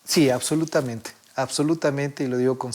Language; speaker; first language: Spanish; native; Spanish